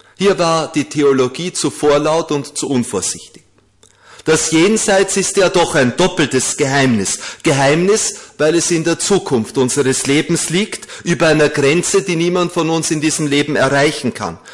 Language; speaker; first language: German; native; German